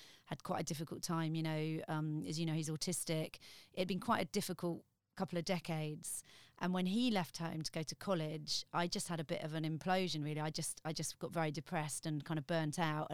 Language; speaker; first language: English; native; English